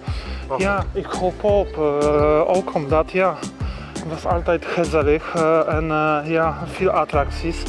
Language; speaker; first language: Dutch; non-native, learner; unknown